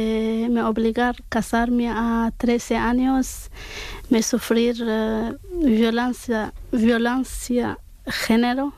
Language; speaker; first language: Spanish; non-native, learner; Arabic